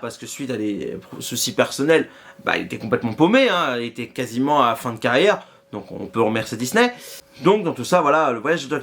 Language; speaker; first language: French; native; French